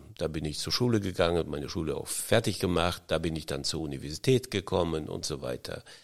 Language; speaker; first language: German; early bilingual, heritage; German